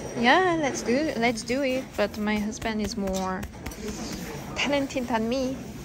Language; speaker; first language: English; non-native, learner; French